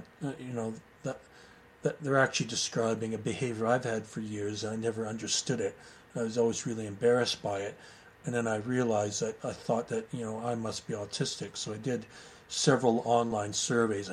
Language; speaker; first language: English; native; English